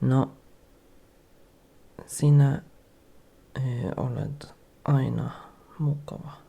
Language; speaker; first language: Finnish; non-native, learner; English